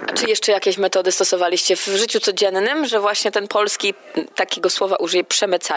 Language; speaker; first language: Polish; native; Polish